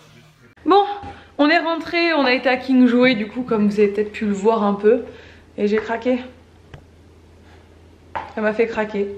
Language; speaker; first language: French; native; French